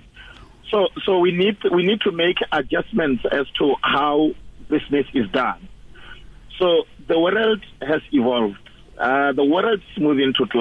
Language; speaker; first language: English; non-native, local second language; Northern Sotho